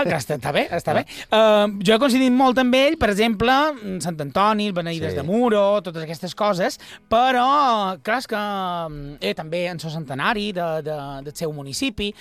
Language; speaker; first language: Catalan; native; Catalan